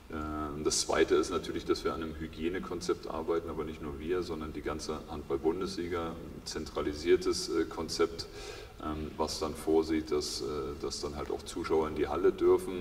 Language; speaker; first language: German; native; German